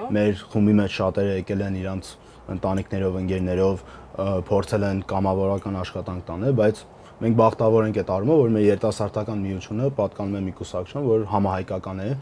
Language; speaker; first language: Armenian; early bilingual, heritage; Armenian